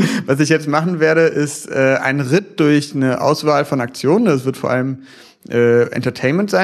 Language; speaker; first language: German; native; German